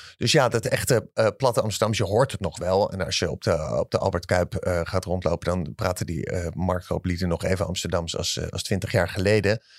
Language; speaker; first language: Dutch; native; Dutch